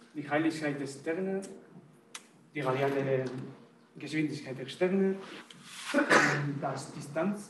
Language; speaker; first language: German; non-native, learner; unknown